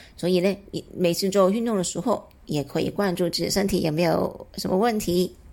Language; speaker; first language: Chinese; non-native, local second language; Cantonese